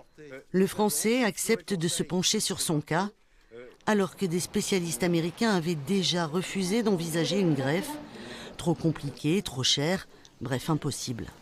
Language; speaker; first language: French; native; French